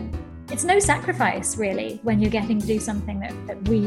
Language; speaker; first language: English; native; English